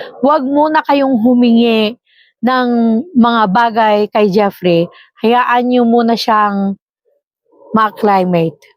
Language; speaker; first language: Filipino; non-native, local second language; Iloko